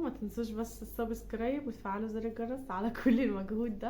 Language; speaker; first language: Arabic; native; Arabic